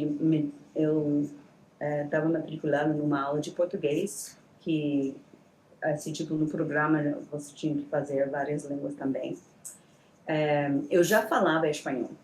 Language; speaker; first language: Portuguese; non-native, fluent; English